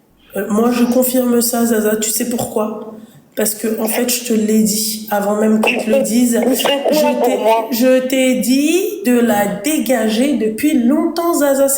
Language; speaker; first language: French; native; French